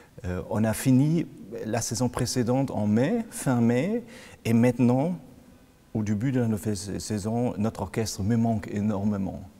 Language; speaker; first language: French; non-native, fluent; German